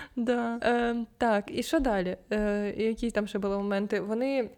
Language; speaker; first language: Ukrainian; non-native, local second language; Russian